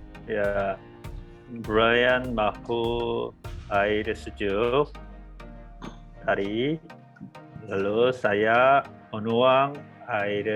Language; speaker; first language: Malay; non-native, learner; Korean